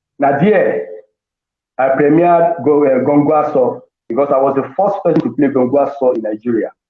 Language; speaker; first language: Nigerian Pidgin; non-native, local second language; Yoruba